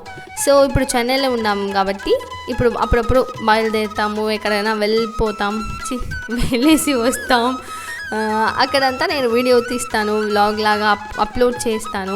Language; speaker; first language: Telugu; non-native, learner; Tamil